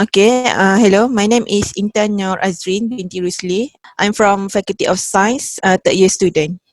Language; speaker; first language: English; non-native, fluent; Malay